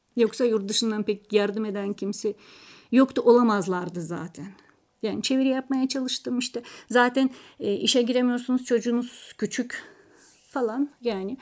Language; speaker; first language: Turkish; non-native, fluent; Russian